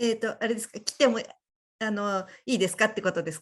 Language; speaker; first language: Japanese; native; Japanese